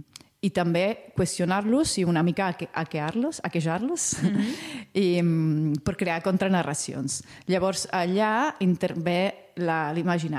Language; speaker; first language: Catalan; non-native, fluent; Italian